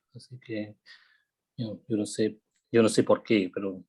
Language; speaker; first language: Spanish; non-native, fluent; Vietnamese